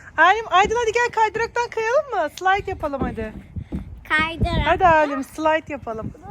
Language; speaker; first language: Turkish; native; Turkish